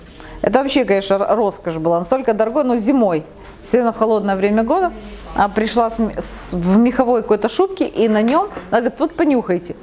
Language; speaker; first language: Russian; native; Russian